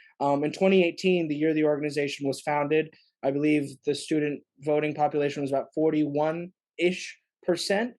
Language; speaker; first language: English; native; English